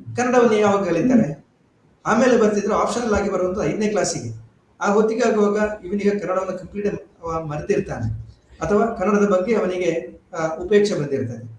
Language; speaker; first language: Kannada; native; Kannada